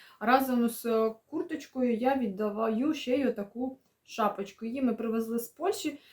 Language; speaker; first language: Ukrainian; non-native, local second language; Russian